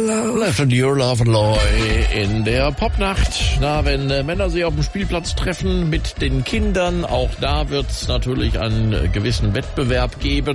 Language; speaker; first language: German; native; German